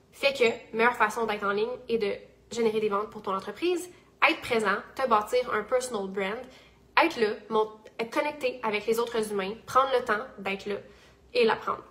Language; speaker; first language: French; native; French